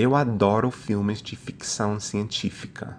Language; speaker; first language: Portuguese; non-native, fluent; English